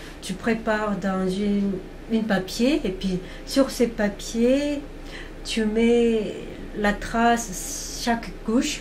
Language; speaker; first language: French; non-native, fluent; Korean